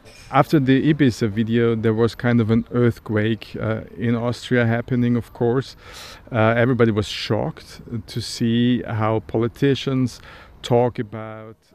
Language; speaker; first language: English; non-native, fluent; German